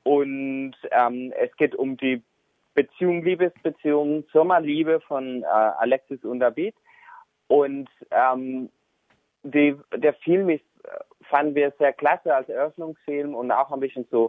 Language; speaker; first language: German; non-native, fluent; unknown